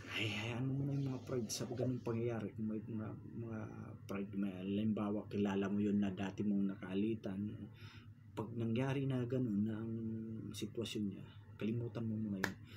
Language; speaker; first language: Filipino; non-native, local second language; Cebuano